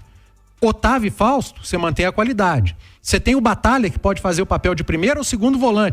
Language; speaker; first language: Portuguese; native; Portuguese